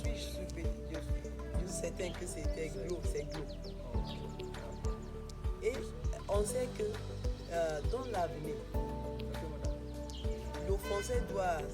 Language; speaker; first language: French; non-native, fluent; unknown